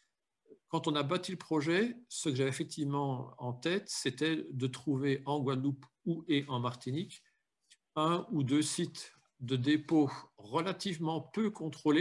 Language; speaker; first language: French; native; French